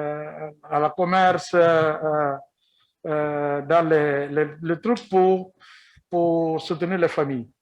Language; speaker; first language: French; non-native, learner; Kabuverdianu